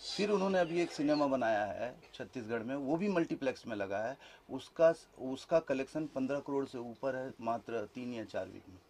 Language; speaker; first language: Hindi; native; Hindi